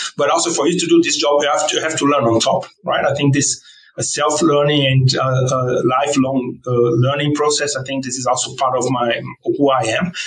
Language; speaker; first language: English; non-native, fluent; Portuguese